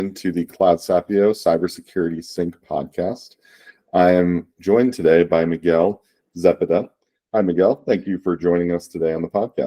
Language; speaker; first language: English; native; English